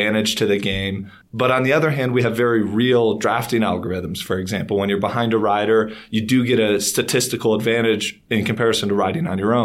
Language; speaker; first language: English; native; English